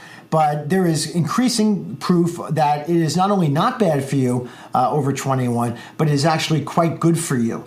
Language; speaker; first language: English; native; English